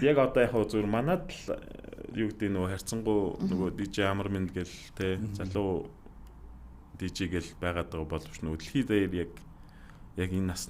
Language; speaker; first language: Mongolian; native; Mongolian